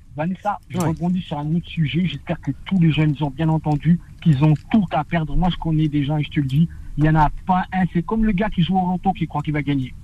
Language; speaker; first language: French; native; French